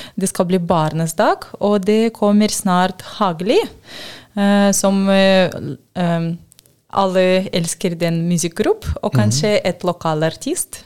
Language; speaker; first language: Norwegian; non-native, learner; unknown